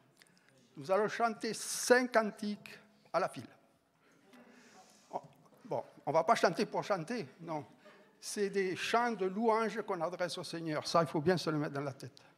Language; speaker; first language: French; native; French